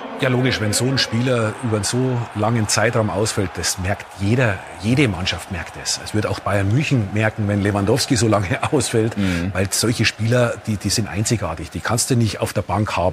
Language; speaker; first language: German; native; German